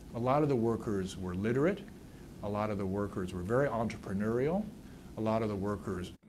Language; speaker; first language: English; native; English